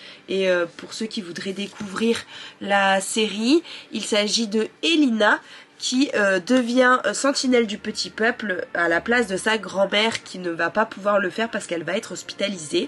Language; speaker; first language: French; native; French